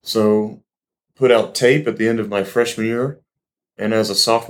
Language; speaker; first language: English; native; English